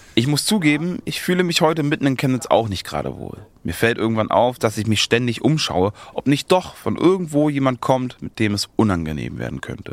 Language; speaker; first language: German; native; German